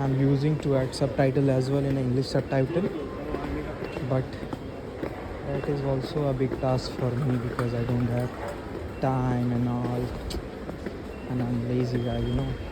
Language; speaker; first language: English; non-native, local second language; Hindi